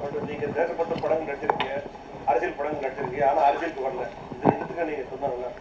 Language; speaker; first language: Tamil; native; Tamil